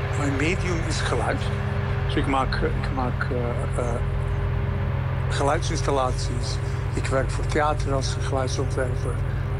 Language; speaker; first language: Dutch; non-native, fluent; Serbian